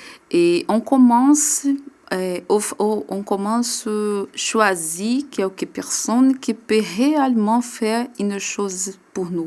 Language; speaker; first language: French; non-native, learner; Portuguese